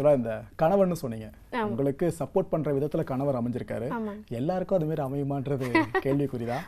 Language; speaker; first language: Tamil; native; Tamil